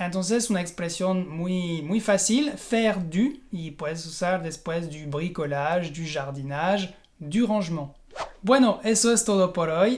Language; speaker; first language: Spanish; non-native, fluent; French